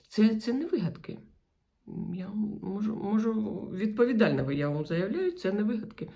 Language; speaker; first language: Ukrainian; non-native, local second language; Russian